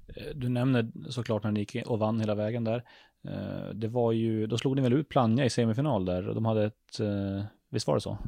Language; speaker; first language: Swedish; native; Swedish